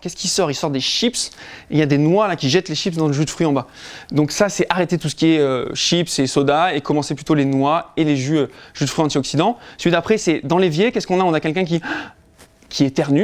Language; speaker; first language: French; native; French